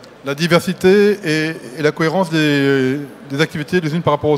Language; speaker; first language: French; native; French